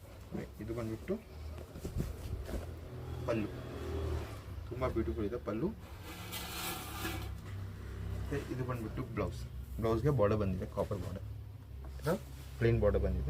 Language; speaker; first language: Kannada; non-native, local second language; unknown